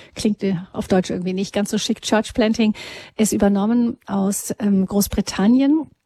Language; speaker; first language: German; native; German